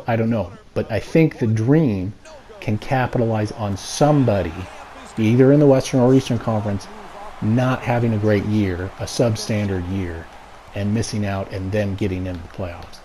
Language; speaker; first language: English; native; English